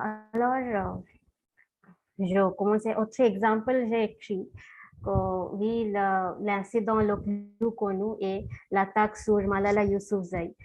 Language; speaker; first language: French; non-native, fluent; Bangla